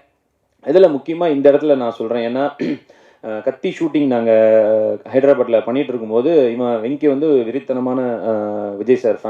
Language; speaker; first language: Tamil; native; Tamil